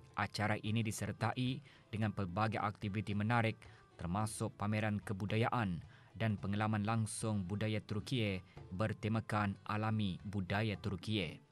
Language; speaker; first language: Malay; native; Malay